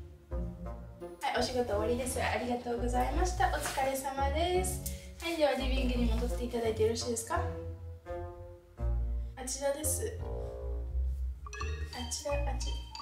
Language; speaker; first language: Japanese; native; Japanese